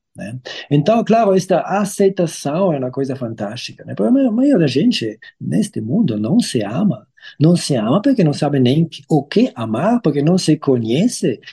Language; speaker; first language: Portuguese; non-native, fluent; German